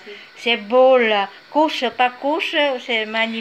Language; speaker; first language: French; non-native, fluent; Vietnamese